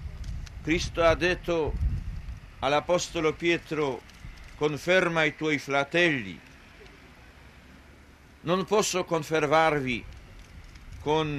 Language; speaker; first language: Italian; non-native, fluent; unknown